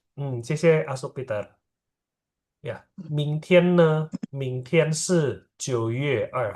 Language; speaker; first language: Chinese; non-native, fluent; Indonesian